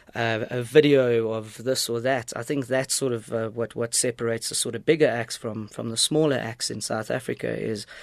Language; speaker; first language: English; native; English